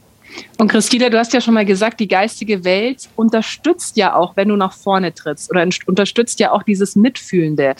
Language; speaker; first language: German; native; German